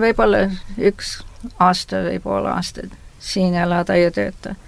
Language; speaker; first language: Estonian; early bilingual, heritage; Estonian